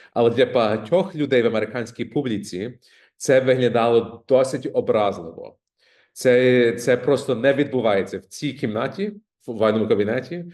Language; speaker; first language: Ukrainian; early bilingual, heritage; Ukrainian